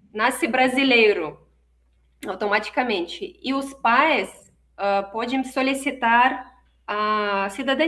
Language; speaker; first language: Portuguese; non-native, fluent; Russian